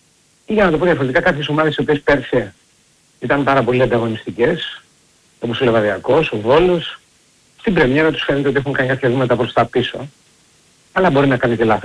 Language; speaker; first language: Greek; native; Greek